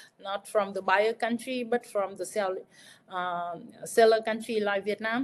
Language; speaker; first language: English; non-native, fluent; Vietnamese